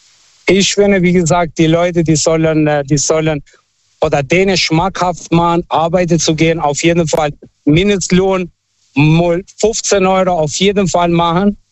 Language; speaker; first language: German; non-native, fluent; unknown